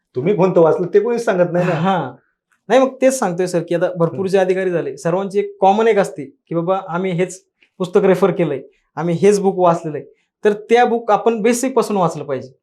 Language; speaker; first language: Marathi; native; Marathi